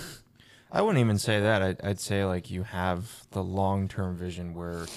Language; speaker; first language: English; native; English